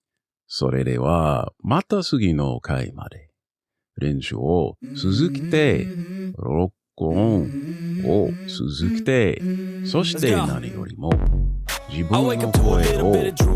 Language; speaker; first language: Japanese; non-native, learner; English